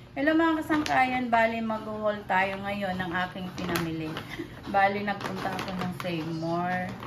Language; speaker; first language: Filipino; non-native, local second language; Cebuano